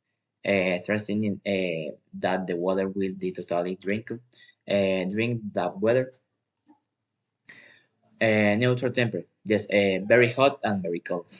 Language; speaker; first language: English; non-native, learner; Spanish